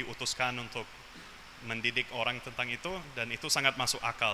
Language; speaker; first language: Indonesian; non-native, fluent; English